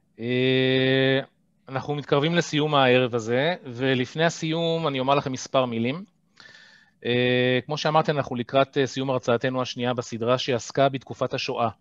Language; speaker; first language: Hebrew; native; Hebrew